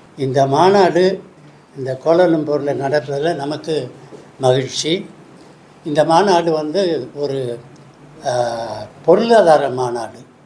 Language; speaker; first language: Tamil; native; Tamil